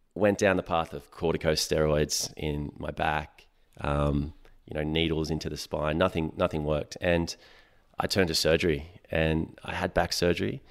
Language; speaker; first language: English; native; English